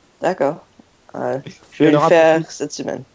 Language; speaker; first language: French; non-native, fluent; English